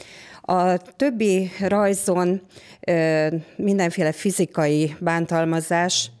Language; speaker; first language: Hungarian; native; Hungarian